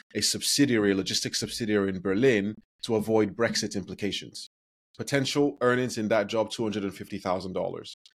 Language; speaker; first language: English; non-native, local second language; Yoruba